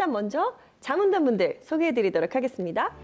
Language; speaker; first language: Korean; native; Korean